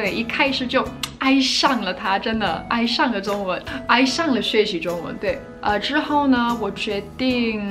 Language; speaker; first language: Chinese; non-native, fluent; English